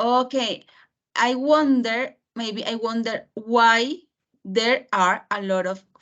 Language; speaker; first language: English; non-native, fluent; Spanish